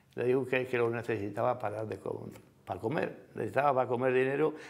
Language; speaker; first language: Spanish; native; Spanish